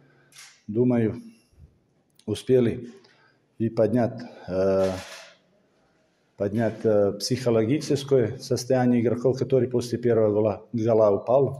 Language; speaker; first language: Russian; non-native, fluent; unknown